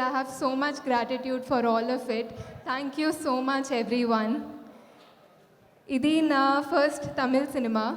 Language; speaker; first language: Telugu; non-native, local second language; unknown